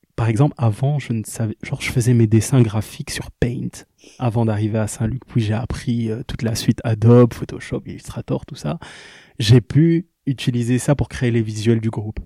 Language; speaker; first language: French; non-native, local second language; Lingala